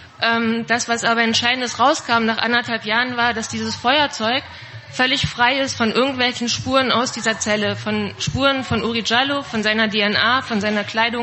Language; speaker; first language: German; native; German